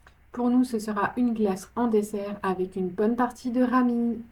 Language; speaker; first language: French; native; French